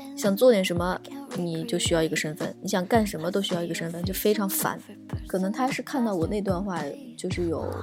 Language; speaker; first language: Chinese; native; Chinese